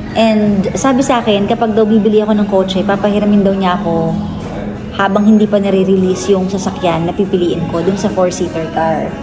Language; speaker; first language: Filipino; native; Filipino